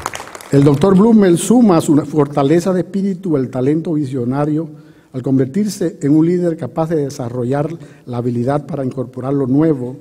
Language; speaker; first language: Spanish; native; Spanish